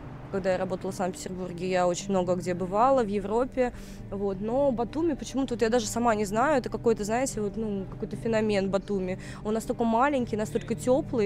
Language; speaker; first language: Russian; native; Russian